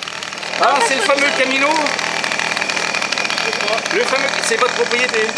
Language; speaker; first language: French; native; French